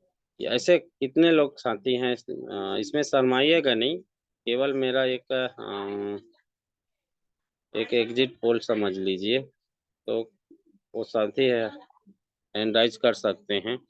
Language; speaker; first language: Hindi; native; Hindi